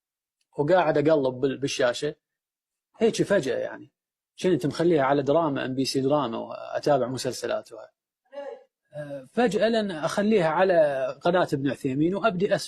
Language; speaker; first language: Arabic; native; Arabic